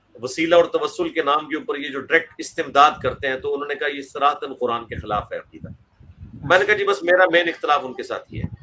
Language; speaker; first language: Urdu; non-native, local second language; Punjabi